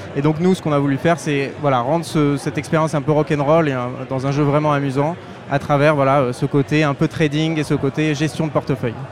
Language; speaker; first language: French; native; French